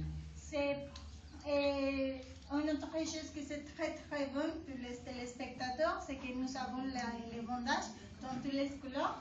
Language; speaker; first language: French; non-native, learner; Spanish